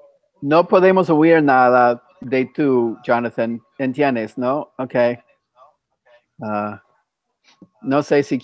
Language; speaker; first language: Spanish; non-native, fluent; English